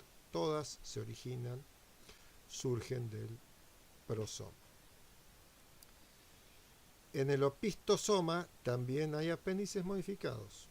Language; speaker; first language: Spanish; native; Spanish